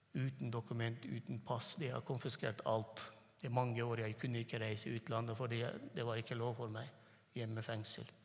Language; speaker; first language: Norwegian; non-native, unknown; Turkmen